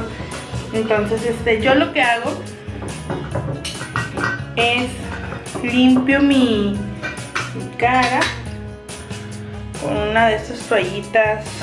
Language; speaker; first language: Spanish; native; Spanish